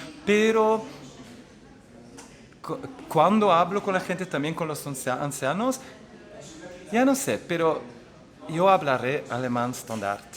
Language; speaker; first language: Spanish; non-native, fluent; Dutch